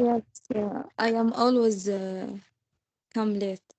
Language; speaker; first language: English; non-native, learner; Arabic